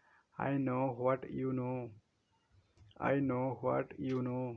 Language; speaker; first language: English; non-native, local second language; Odia